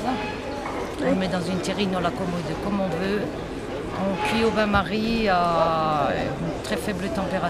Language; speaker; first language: French; native; French